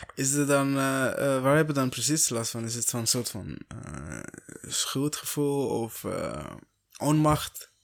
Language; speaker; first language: Dutch; non-native, fluent; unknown